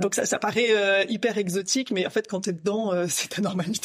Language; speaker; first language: French; native; French